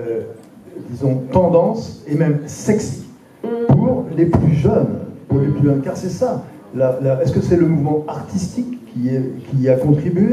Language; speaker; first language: French; native; French